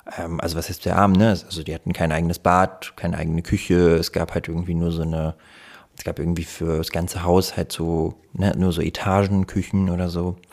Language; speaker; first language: German; early bilingual, other home language; Russian